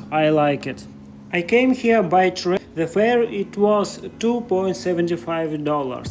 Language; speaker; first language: English; non-native, learner; Russian